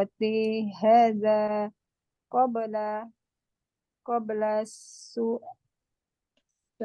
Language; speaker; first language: Arabic; non-native, learner; Indonesian